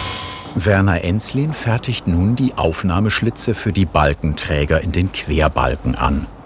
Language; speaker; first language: German; native; German